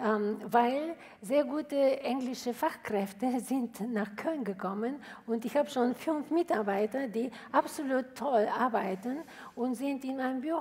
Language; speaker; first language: German; non-native, fluent; Bulgarian